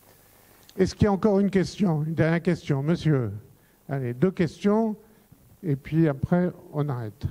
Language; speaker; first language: French; native; French